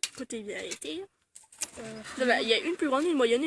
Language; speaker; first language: French; native; French